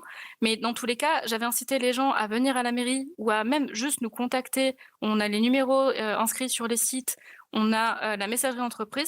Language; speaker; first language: French; native; French